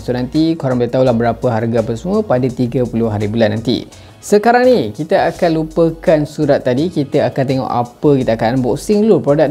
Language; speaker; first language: Malay; native; Malay